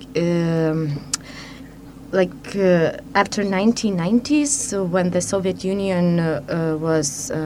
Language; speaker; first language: English; non-native, fluent; Lithuanian